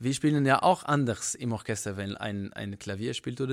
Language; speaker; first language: German; non-native, fluent; French